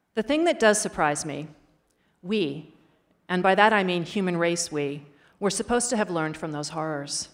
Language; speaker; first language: English; native; English